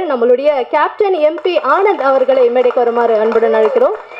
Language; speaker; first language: Tamil; native; Tamil